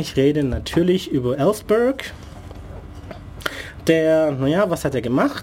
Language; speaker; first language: German; native; German